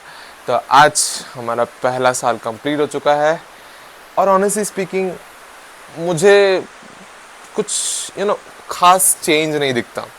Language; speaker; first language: Hindi; native; Hindi